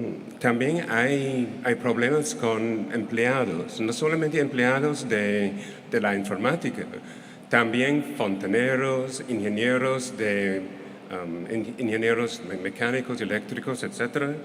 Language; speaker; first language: Spanish; non-native, fluent; English